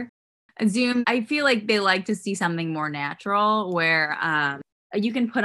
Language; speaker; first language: English; native; English